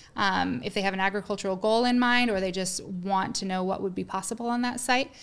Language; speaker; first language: English; native; English